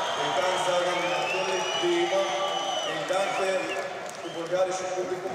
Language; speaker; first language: German; non-native, learner; Bulgarian